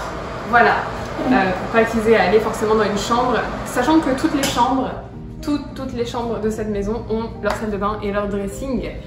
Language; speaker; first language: French; native; French